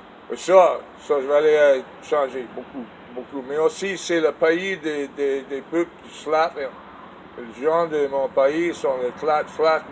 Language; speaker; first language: French; non-native, learner; English